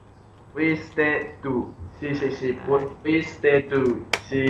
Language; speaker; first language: Spanish; non-native, learner; English